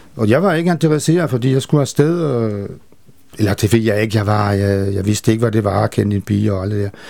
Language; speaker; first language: Danish; non-native, fluent; French